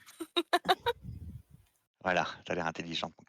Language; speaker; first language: French; native; French